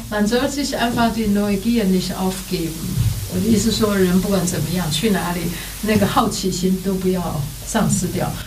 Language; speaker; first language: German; non-native, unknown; Chinese